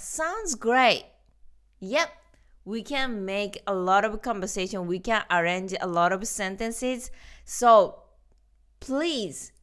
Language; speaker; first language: English; non-native, learner; Japanese